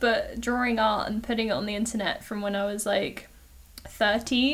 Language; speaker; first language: English; native; English